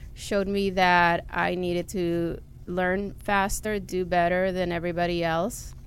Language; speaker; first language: English; early bilingual, other home language; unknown